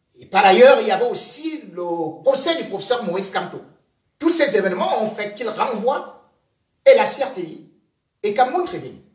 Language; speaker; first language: French; native; French